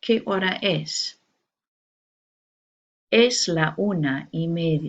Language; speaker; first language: Spanish; non-native, fluent; English